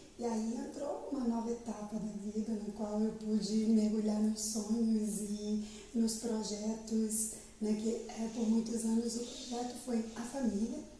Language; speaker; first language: Portuguese; native; Portuguese